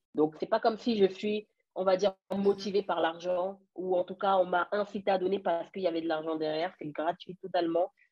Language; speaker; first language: French; early bilingual, other home language; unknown